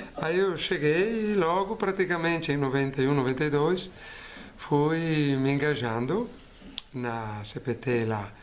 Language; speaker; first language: Portuguese; non-native, fluent; Italian